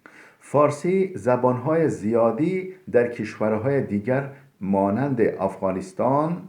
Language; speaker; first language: Persian; non-native, fluent; Turkish